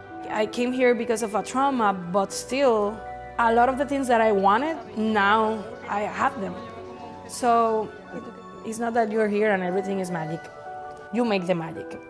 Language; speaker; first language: English; non-native, fluent; Spanish